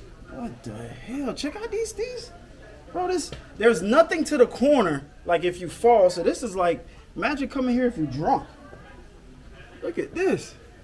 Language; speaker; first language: English; native; English